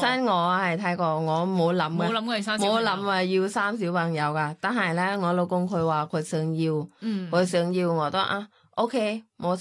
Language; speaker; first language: Cantonese; non-native, learner; Thai